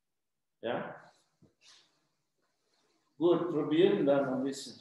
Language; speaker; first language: German; non-native, fluent; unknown